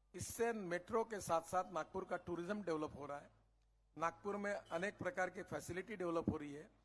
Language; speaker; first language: Hindi; non-native, local second language; Marathi